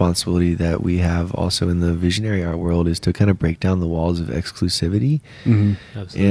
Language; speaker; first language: English; native; English